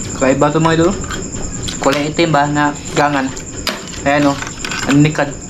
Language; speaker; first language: Filipino; non-native, local second language; Cebuano